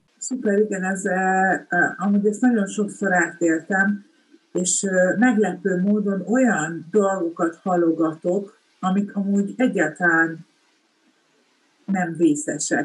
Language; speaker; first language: Hungarian; native; Hungarian